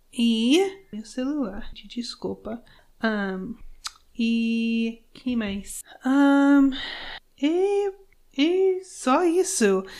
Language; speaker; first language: Portuguese; non-native, learner; English